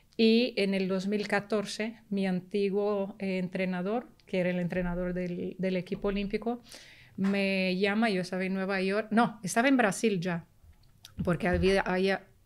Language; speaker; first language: Spanish; early bilingual, heritage; Spanish